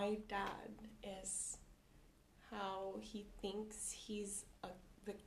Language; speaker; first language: English; non-native, local second language; Cebuano